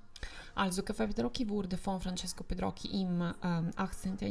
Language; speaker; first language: German; non-native, fluent; Italian